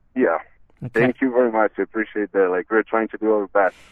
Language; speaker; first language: English; non-native, fluent; Portuguese